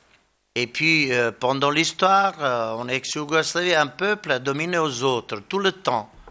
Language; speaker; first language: French; non-native, learner; Bosnian